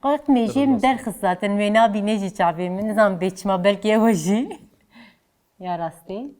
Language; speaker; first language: Kurdish; native; Kurdish